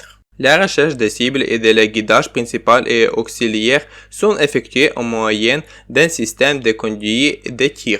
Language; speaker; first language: French; non-native, learner; Ukrainian